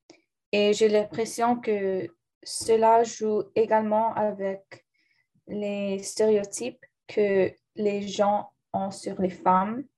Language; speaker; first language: French; non-native, learner; English